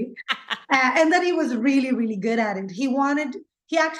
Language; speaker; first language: English; non-native, fluent; Swedish